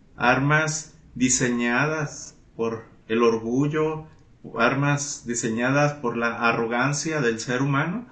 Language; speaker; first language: Spanish; native; Spanish